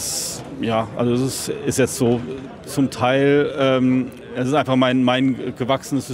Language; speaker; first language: German; native; German